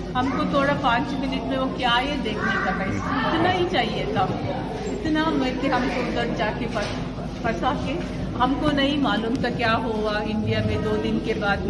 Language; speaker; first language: Hindi; non-native, local second language; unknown